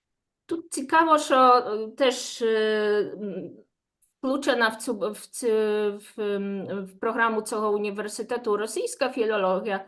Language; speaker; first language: Ukrainian; non-native, fluent; Polish